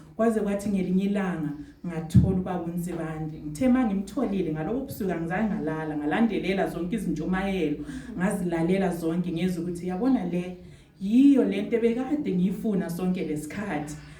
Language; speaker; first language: Zulu; native; Zulu